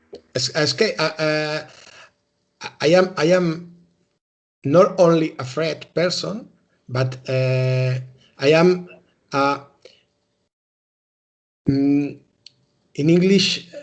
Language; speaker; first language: English; non-native, learner; Spanish